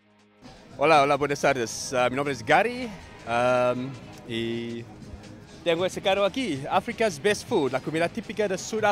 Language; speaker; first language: Spanish; non-native, learner; English